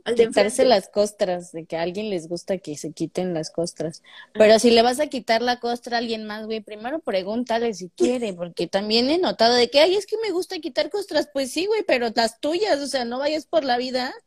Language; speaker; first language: Spanish; native; Spanish